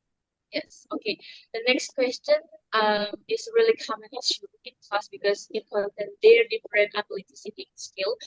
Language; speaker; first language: English; non-native, learner; Indonesian